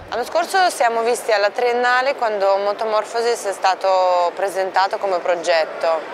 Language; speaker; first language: Italian; non-native, fluent; Russian